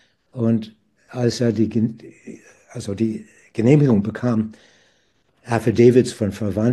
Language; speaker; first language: German; non-native, fluent; English